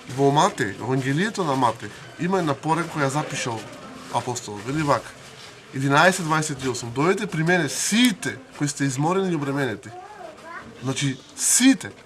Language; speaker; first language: Macedonian; non-native, local second language; Romany